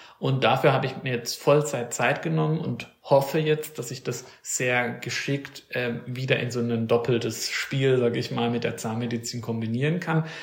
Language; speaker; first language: German; native; German